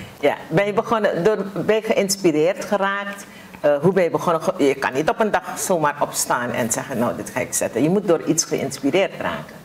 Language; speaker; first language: Dutch; native; Dutch